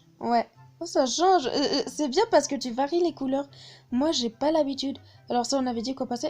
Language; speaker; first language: French; native; French